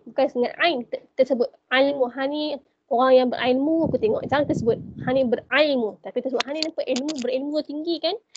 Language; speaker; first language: Malay; native; Malay